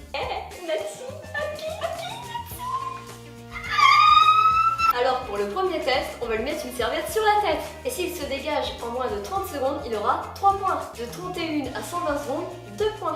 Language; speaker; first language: French; native; French